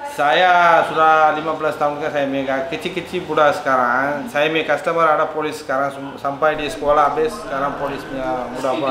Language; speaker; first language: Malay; non-native, learner; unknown